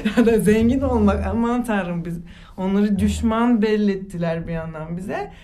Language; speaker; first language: Turkish; early bilingual, heritage; Turkish